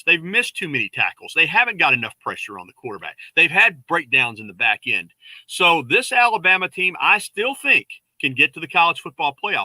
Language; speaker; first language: English; native; English